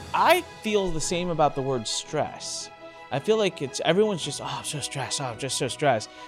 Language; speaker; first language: English; early bilingual, other home language; Hindi